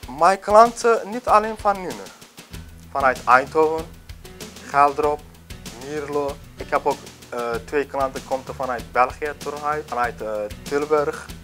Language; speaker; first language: Dutch; non-native, learner; Turkish